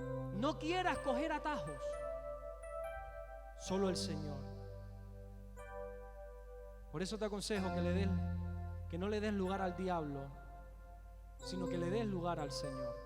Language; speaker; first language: Spanish; native; Spanish